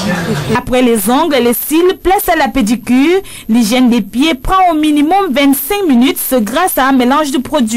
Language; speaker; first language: French; non-native, local second language; Wolof